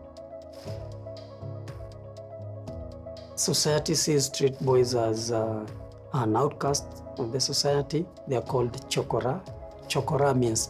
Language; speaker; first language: English; non-native, local second language; Swahili